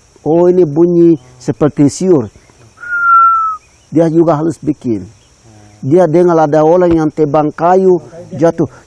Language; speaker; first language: Indonesian; non-native, local second language; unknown